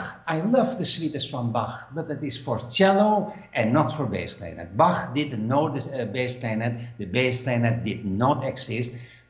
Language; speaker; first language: English; non-native, fluent; Dutch